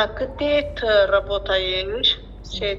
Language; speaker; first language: Russian; non-native, learner; Azerbaijani